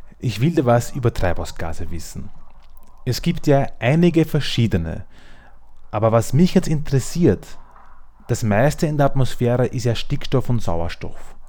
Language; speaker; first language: German; native; German